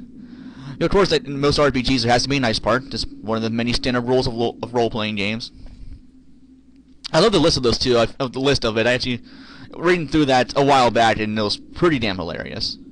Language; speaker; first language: English; native; English